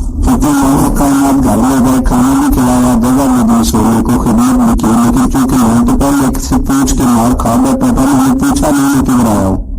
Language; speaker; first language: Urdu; non-native, local second language; Punjabi